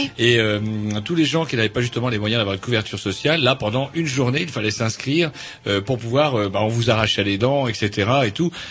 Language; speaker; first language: French; native; French